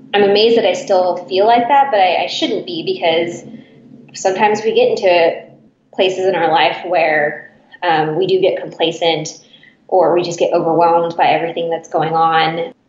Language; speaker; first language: English; native; English